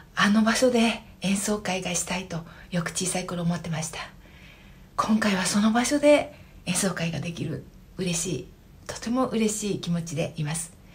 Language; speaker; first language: Japanese; native; Japanese